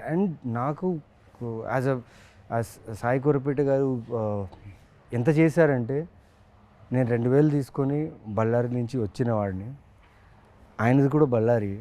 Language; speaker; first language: Telugu; native; Telugu